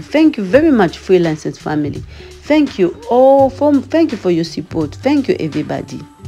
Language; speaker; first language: English; non-native, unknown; Lingala